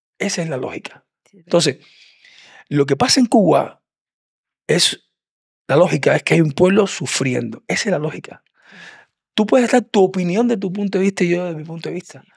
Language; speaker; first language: Spanish; native; Spanish